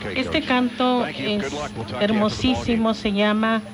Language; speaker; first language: Spanish; native; Spanish